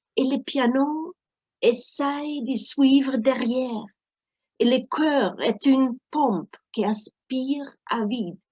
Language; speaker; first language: French; non-native, fluent; German